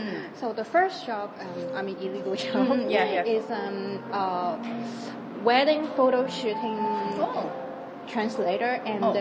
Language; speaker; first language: English; non-native, fluent; Cantonese